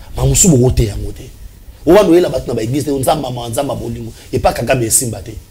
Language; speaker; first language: Lingala; non-native, local second language; Swahili